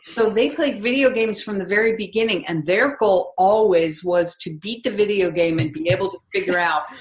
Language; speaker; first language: English; native; English